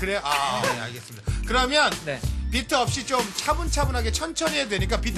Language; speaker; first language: Korean; native; Korean